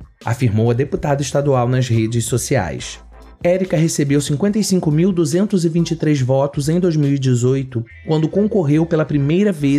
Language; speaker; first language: Portuguese; native; Portuguese